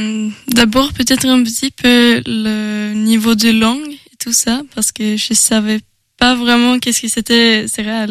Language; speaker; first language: French; non-native, learner; Swedish